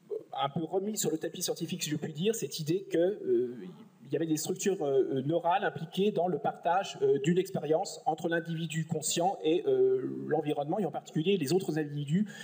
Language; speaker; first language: French; native; French